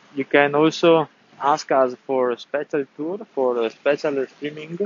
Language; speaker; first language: English; non-native, fluent; Italian